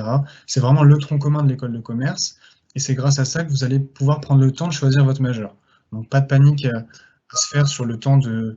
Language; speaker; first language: French; native; French